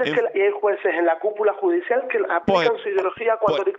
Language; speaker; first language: Spanish; native; Spanish